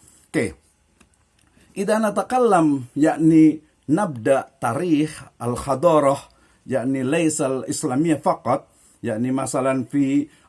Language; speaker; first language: Arabic; non-native, fluent; Indonesian